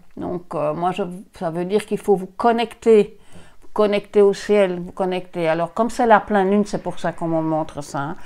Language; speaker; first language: French; native; French